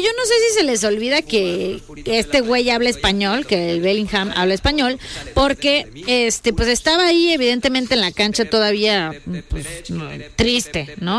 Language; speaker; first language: Spanish; native; Spanish